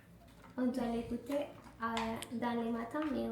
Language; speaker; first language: French; non-native, learner; Spanish